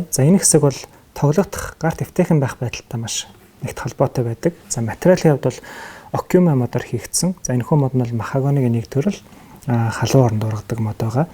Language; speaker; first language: Mongolian; native; Mongolian